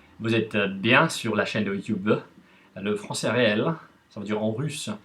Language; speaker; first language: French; non-native, fluent; Russian